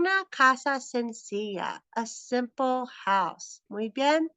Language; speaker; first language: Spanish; non-native, fluent; English